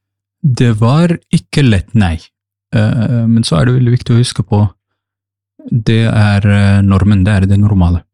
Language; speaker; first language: Norwegian; non-native, fluent; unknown